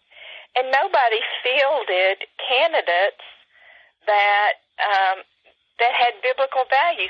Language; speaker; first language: English; native; English